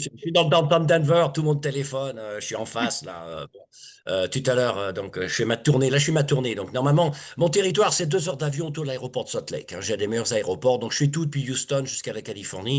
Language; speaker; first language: French; native; French